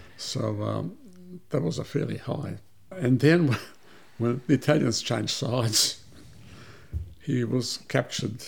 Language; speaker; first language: English; early bilingual, other home language; Serbian